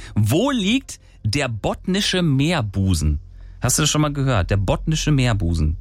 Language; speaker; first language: German; native; German